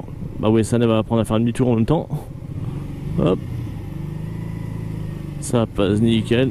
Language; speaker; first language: French; native; French